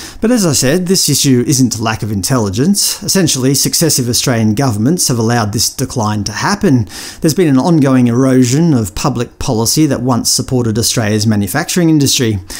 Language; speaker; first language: English; native; English